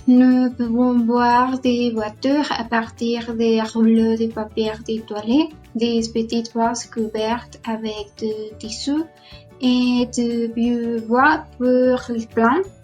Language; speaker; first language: French; non-native, learner; Spanish